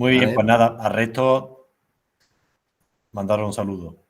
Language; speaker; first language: Spanish; native; Spanish